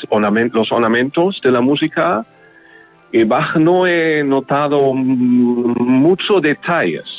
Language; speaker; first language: Spanish; non-native, learner; German